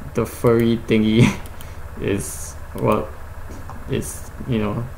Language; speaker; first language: English; native; English